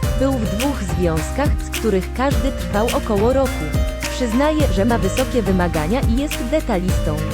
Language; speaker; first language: Polish; native; Polish